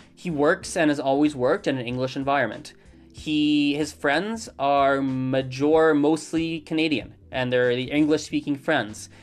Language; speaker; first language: English; native; English